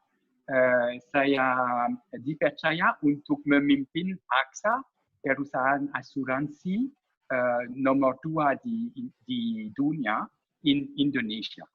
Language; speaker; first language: Indonesian; non-native, learner; French